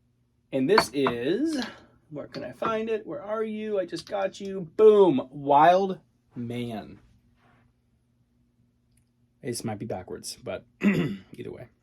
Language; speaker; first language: English; native; English